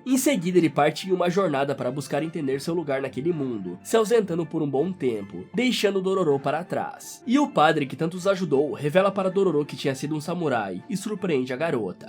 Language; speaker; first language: Portuguese; native; Portuguese